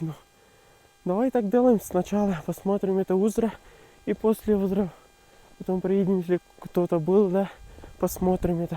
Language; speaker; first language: Russian; non-native, learner; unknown